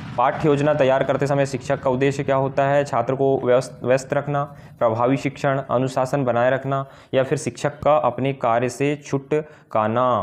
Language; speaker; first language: Hindi; native; Hindi